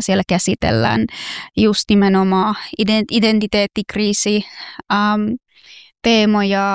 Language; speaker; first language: Finnish; non-native, fluent; Persian